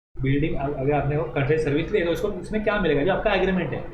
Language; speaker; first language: Hindi; non-native, local second language; Marathi